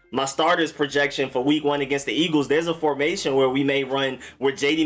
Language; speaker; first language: English; native; English